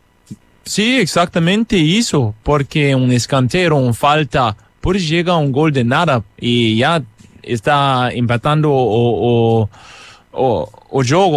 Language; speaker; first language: Portuguese; non-native, fluent; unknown